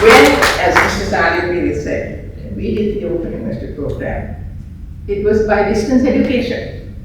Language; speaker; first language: English; non-native, local second language; Sinhala